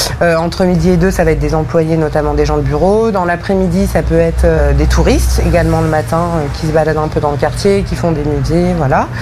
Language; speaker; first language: French; native; French